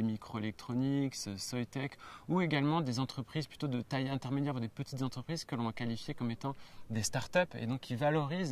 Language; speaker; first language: French; native; French